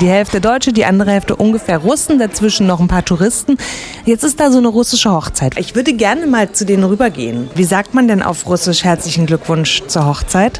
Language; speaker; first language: German; native; German